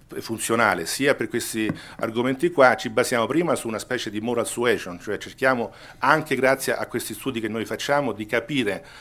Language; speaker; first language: Italian; native; Italian